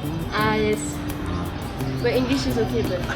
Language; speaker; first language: English; non-native, fluent; French